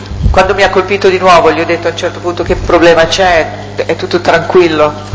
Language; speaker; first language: Italian; native; Italian